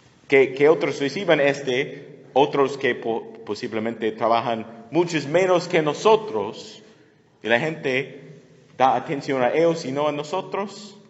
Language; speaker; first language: Spanish; non-native, learner; English